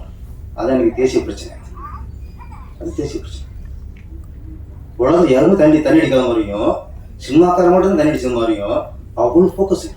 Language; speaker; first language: Tamil; native; Tamil